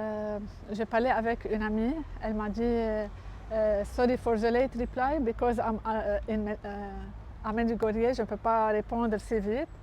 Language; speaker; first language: French; non-native, local second language; Arabic